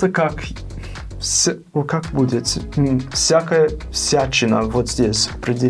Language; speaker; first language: Russian; non-native, fluent; English